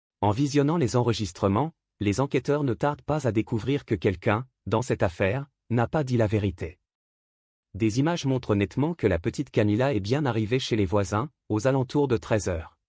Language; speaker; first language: French; native; French